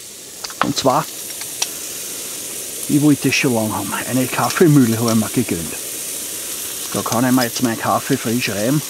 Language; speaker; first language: German; native; German